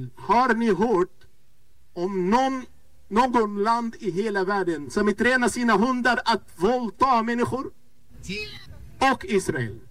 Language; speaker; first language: Swedish; non-native, fluent; Arabic